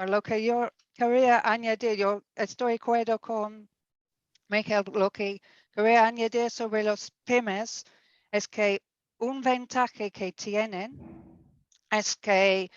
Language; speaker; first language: Spanish; non-native, fluent; English